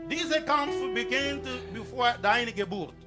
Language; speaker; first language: German; non-native, learner; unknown